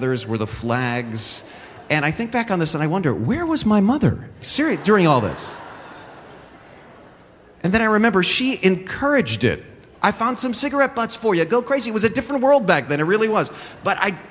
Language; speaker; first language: English; native; English